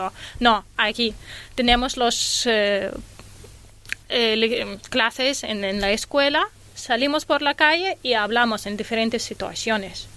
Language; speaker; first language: Spanish; non-native, learner; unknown